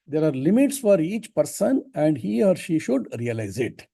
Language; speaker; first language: English; non-native, local second language; Kannada